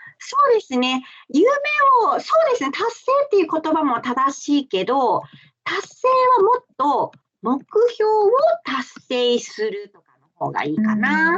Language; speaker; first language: Japanese; native; Japanese